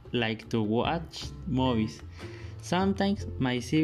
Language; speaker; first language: English; non-native, learner; Spanish